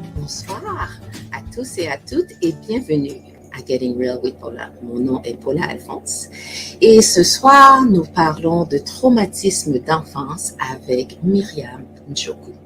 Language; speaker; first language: French; native; French